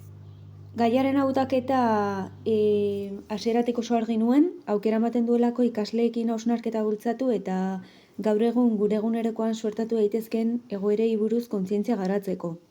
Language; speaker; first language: Basque; native; Basque